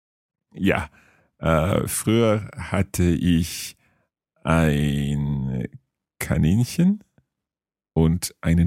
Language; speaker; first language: German; non-native, learner; English